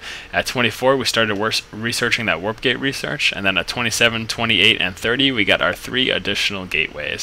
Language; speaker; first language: English; native; English